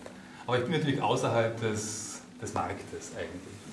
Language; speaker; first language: German; native; German